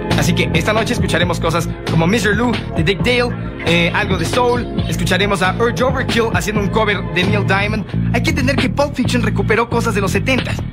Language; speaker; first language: Spanish; native; Spanish